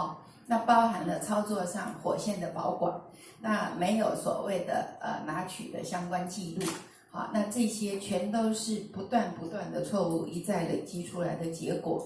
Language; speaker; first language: Chinese; native; Chinese